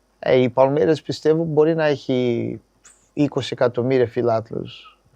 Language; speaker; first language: Greek; non-native, fluent; Portuguese